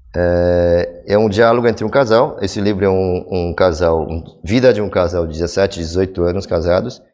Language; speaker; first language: Portuguese; early bilingual, other home language; Korean